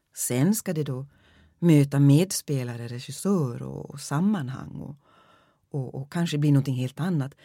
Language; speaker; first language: Swedish; native; Swedish